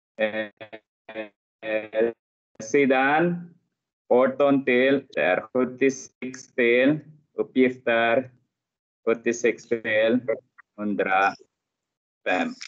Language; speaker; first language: Swedish; non-native, fluent; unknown